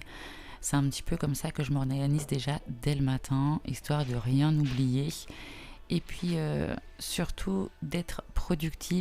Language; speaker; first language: French; native; French